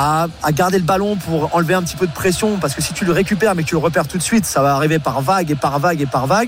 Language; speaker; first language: French; non-native, fluent; English